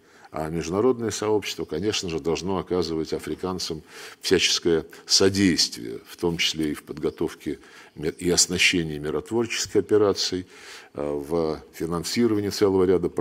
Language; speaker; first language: Russian; native; Russian